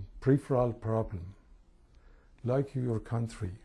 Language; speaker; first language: English; non-native, learner; Persian